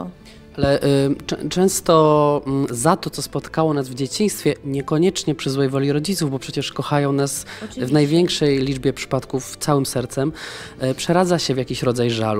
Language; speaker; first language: Polish; native; Polish